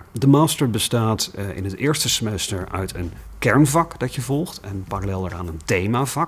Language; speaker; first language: Dutch; native; Dutch